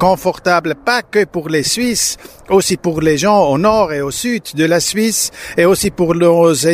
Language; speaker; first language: French; non-native, local second language; German